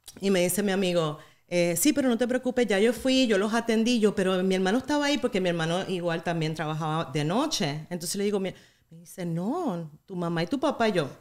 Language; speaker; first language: Spanish; native; Spanish